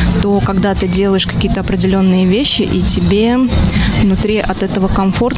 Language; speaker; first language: Russian; native; Russian